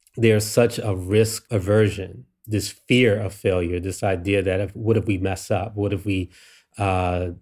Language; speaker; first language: English; native; English